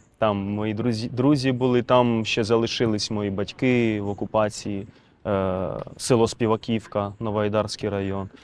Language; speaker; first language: Ukrainian; non-native, local second language; Russian